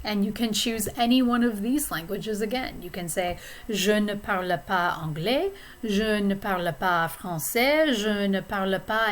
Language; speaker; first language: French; non-native, fluent; English